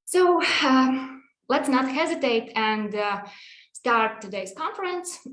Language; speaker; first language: English; non-native, fluent; Latvian